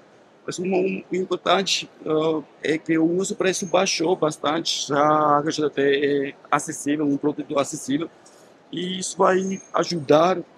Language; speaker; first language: Portuguese; non-native, fluent; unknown